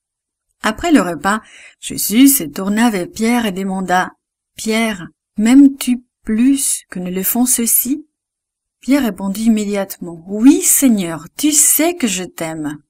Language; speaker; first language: French; native; French